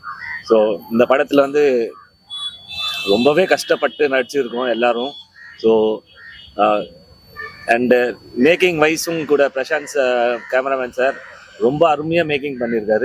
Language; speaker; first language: Tamil; native; Tamil